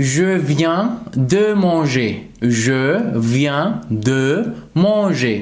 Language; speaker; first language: French; non-native, fluent; Spanish